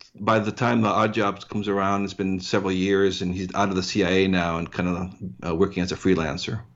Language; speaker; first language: English; early bilingual, heritage; English